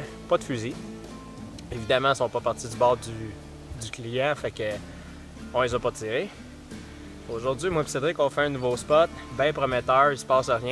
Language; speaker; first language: French; native; French